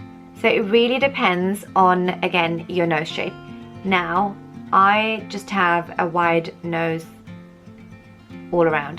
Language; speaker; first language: English; native; English